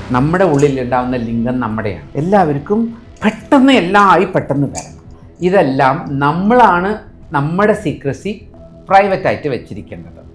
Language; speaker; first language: Malayalam; early bilingual, heritage; Malayalam